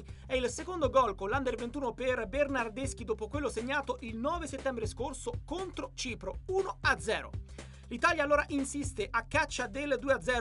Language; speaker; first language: Italian; native; Italian